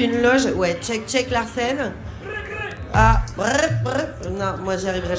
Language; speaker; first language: French; native; French